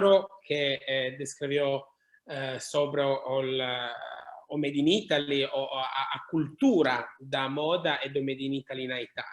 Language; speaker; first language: Portuguese; non-native, learner; Italian